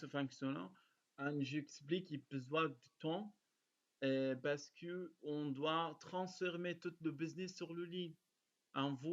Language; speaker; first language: French; non-native, learner; Arabic